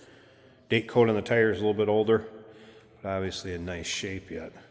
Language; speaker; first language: English; native; English